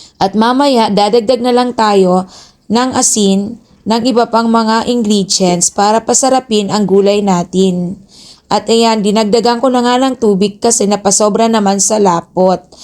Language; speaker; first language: Filipino; native; Filipino